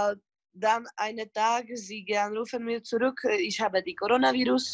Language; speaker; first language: German; non-native, learner; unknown